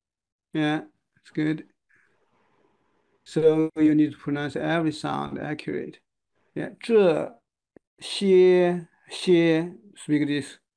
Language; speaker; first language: English; non-native, learner; Chinese